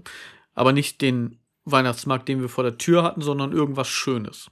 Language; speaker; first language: German; native; German